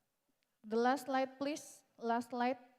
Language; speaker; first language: English; non-native, learner; Indonesian